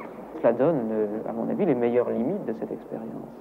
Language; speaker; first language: French; native; French